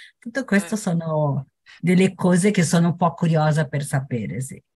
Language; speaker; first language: Italian; non-native, learner; Portuguese